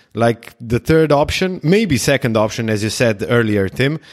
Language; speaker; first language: English; non-native, fluent; Slovenian